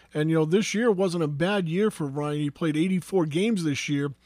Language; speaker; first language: English; native; English